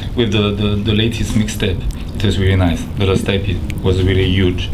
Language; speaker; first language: English; non-native, fluent; French